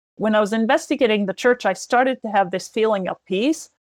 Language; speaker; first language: English; non-native, fluent; Arabic